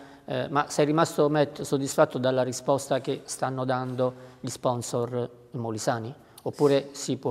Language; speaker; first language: Italian; native; Italian